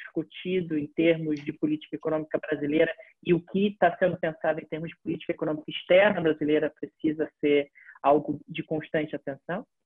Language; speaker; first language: Portuguese; native; Portuguese